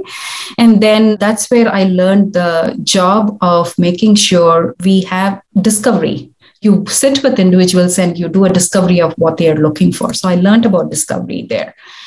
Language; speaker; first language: English; non-native, local second language; Tamil